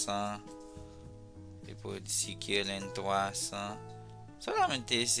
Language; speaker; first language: Spanish; non-native, fluent; Haitian Creole